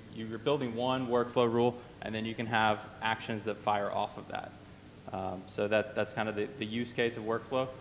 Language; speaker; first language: English; native; English